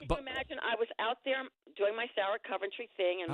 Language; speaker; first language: English; native; English